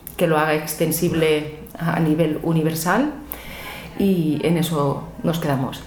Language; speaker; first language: Spanish; non-native, local second language; Catalan